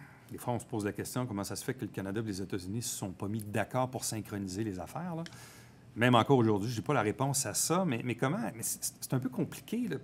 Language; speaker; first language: French; native; French